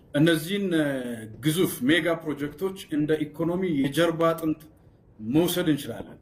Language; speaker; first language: Amharic; non-native, local second language; Oromo